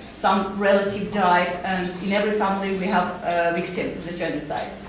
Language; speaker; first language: English; non-native, fluent; Armenian